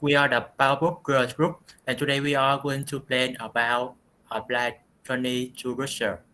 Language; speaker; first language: English; non-native, learner; Vietnamese